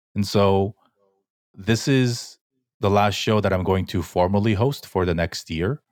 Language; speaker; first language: English; early bilingual, other home language; Korean